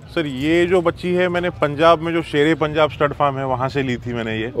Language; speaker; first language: Hindi; non-native, local second language; Marathi